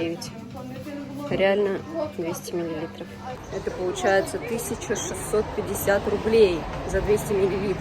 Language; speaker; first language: Russian; native; Russian